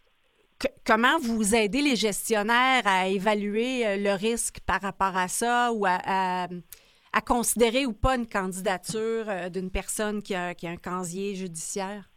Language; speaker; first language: French; native; French